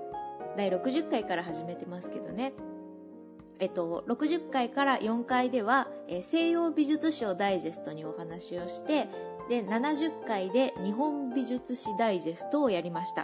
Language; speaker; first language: Japanese; native; Japanese